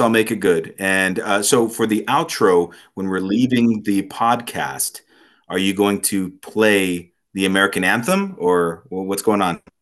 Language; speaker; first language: English; native; English